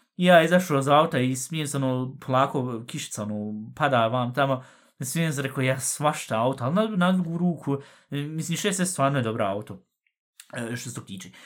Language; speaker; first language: Bosnian; early bilingual, heritage; Bosnian